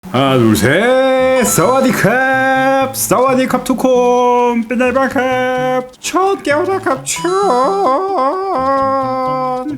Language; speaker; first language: Thai; non-native, learner; Korean